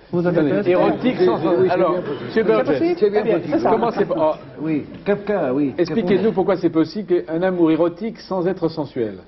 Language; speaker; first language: French; native; French